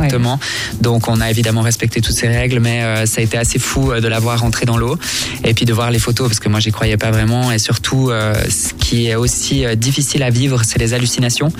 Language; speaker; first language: French; native; French